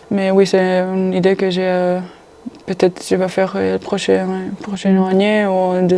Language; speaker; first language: French; non-native, fluent; Spanish